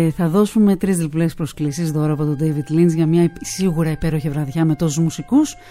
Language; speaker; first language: Greek; native; Greek